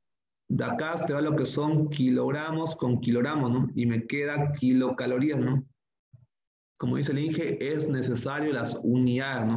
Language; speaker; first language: Spanish; native; Spanish